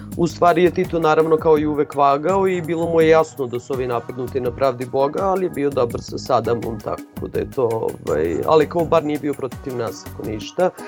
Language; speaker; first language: Serbian; native; Serbian